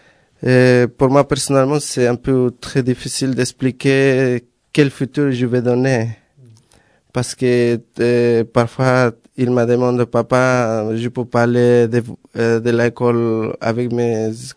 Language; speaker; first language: French; non-native, learner; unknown